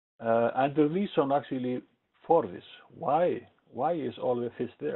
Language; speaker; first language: English; non-native, fluent; Icelandic